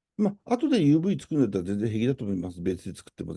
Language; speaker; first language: Japanese; native; Japanese